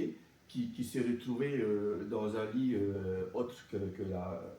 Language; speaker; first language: French; native; French